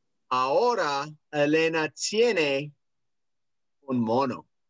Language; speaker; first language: Spanish; non-native, fluent; English